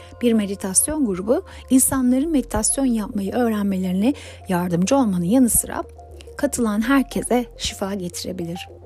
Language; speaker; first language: Turkish; native; Turkish